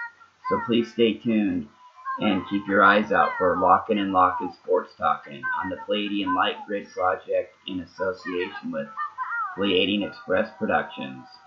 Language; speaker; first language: English; native; English